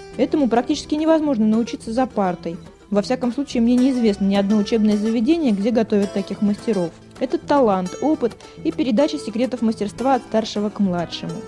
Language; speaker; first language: Russian; native; Russian